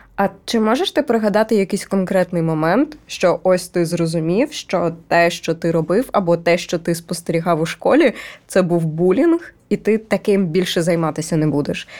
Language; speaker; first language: Ukrainian; native; Ukrainian